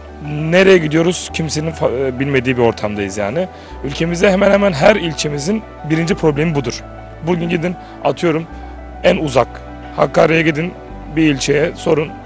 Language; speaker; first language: Turkish; native; Turkish